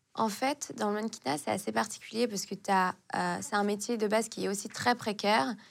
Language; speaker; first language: French; non-native, local second language; Arabic